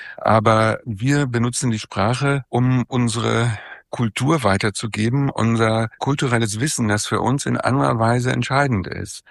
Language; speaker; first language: German; native; German